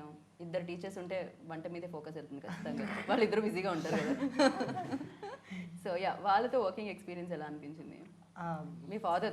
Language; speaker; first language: Telugu; native; Telugu